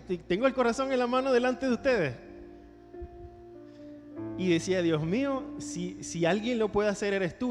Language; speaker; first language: Spanish; native; Spanish